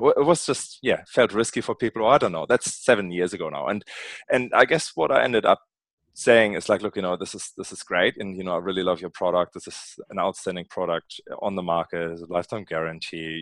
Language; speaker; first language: English; non-native, fluent; German